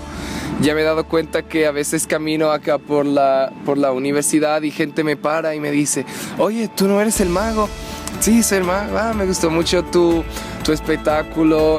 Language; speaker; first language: Spanish; non-native, learner; Portuguese